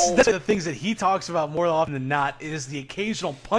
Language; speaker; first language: English; native; English